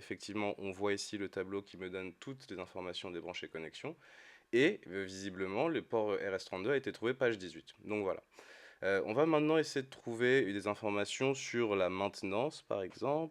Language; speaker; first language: French; native; French